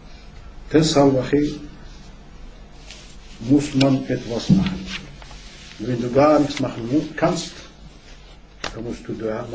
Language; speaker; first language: German; non-native, learner; Arabic